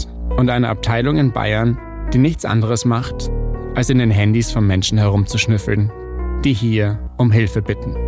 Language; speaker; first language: German; native; German